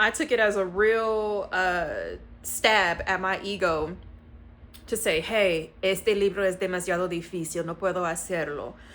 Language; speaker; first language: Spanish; non-native, learner; English